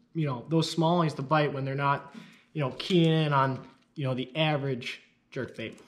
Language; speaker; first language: English; native; English